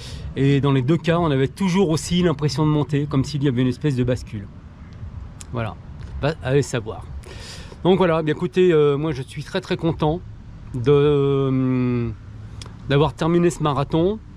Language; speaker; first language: French; native; French